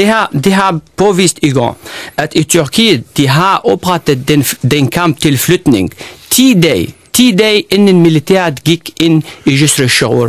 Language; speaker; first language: Danish; non-native, fluent; Arabic